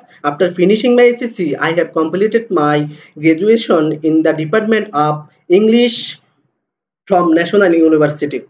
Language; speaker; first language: English; non-native, local second language; Bangla